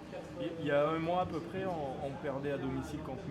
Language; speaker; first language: French; native; French